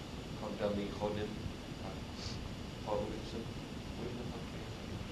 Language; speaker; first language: Russian; non-native, learner; English